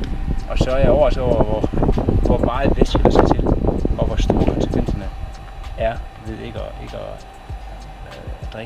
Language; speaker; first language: Danish; native; Danish